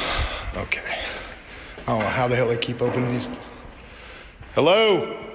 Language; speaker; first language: English; native; English